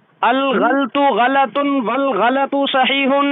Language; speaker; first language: Arabic; non-native, fluent; Urdu